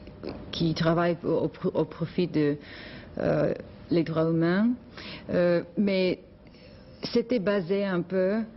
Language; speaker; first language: French; non-native, learner; English